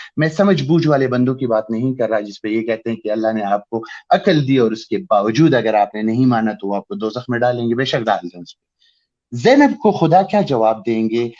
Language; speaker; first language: Urdu; non-native, local second language; Pashto